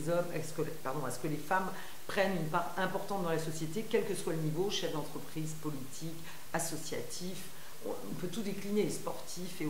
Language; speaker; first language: French; native; French